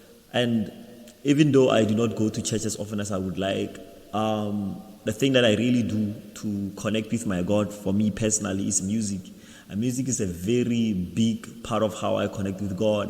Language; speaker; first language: English; non-native, local second language; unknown